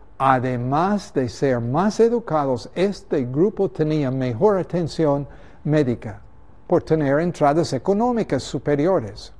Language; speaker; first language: Spanish; native; Spanish